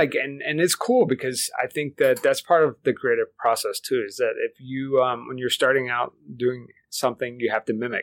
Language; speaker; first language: English; early bilingual, other home language; Spanish